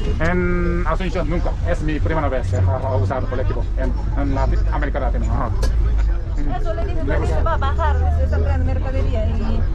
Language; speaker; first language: Spanish; non-native, learner; Korean